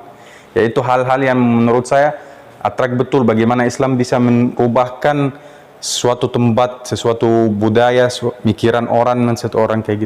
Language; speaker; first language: Indonesian; non-native, fluent; Arabic